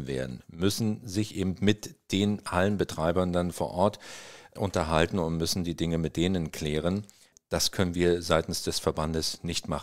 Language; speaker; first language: German; native; German